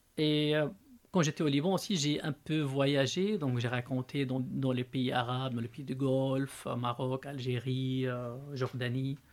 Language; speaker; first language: French; non-native, local second language; Arabic